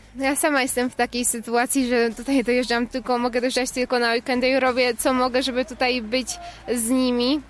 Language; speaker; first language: Polish; native; Polish